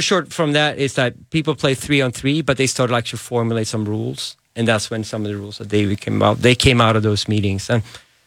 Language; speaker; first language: English; non-native, fluent; Swedish